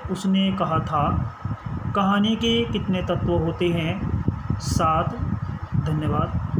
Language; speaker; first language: Hindi; native; Hindi